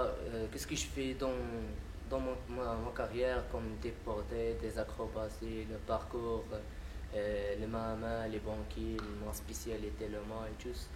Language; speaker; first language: French; non-native, local second language; Arabic